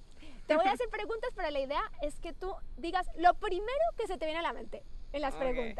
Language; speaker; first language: Spanish; native; Spanish